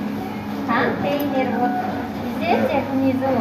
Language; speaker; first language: Russian; non-native, fluent; Tajik